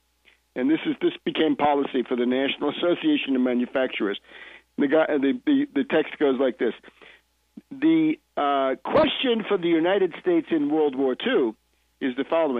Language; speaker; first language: English; native; English